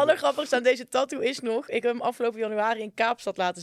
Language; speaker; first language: Dutch; native; Dutch